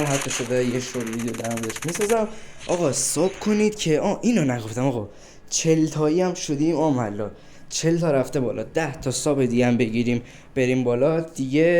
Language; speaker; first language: Persian; native; Persian